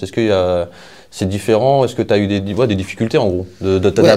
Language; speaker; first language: French; native; French